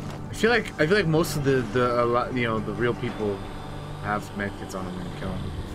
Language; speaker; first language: English; early bilingual, other home language; Spanish